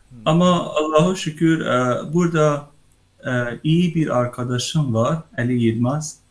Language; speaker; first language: Turkish; non-native, learner; Persian